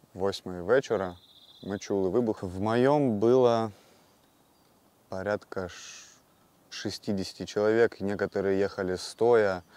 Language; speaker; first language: Ukrainian; non-native, local second language; Russian